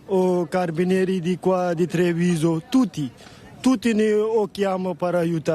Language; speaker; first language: Italian; non-native, learner; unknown